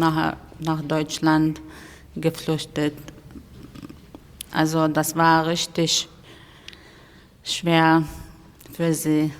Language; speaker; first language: German; non-native, fluent; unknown